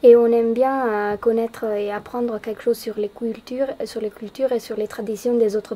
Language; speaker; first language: French; non-native, fluent; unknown